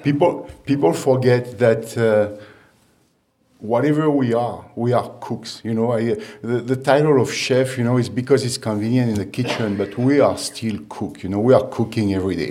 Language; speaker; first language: English; non-native, fluent; French